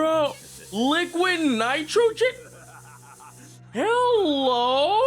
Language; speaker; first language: English; native; English